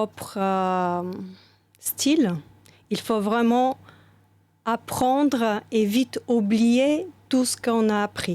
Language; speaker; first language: French; non-native, fluent; Bulgarian